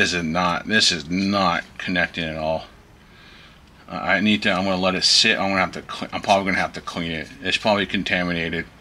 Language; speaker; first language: English; native; English